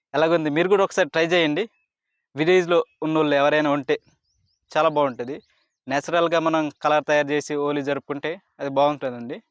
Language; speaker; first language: Telugu; non-native, local second language; Koya